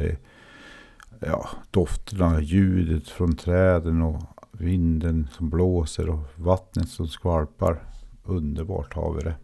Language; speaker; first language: Swedish; native; Swedish